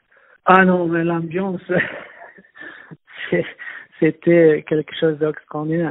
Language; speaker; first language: French; non-native, fluent; Swedish